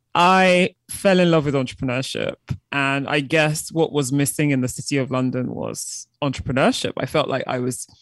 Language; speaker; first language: English; early bilingual, other home language; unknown